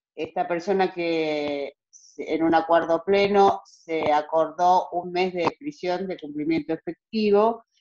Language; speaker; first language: Spanish; native; Spanish